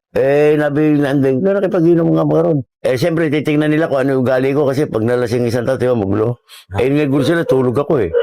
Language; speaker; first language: Filipino; native; Filipino